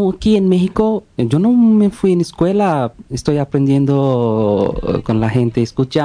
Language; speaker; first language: Spanish; non-native, learner; Bangla